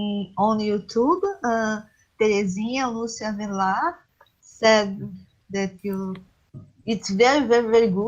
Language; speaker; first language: English; non-native, learner; Portuguese